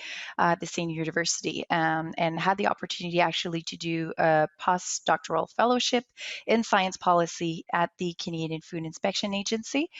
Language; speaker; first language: English; non-native, local second language; French